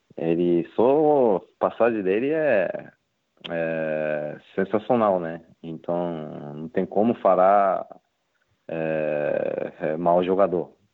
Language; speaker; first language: Portuguese; non-native, learner; Japanese